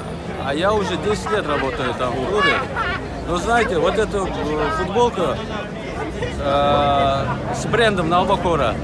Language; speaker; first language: Russian; non-native, fluent; Uzbek